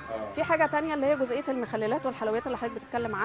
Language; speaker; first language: Arabic; native; Arabic